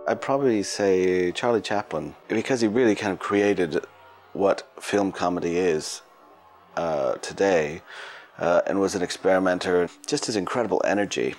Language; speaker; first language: English; native; English